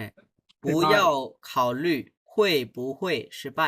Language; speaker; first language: Chinese; non-native, fluent; Bangla